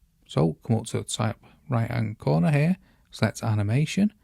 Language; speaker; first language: English; native; English